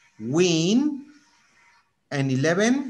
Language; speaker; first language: English; non-native, fluent; Spanish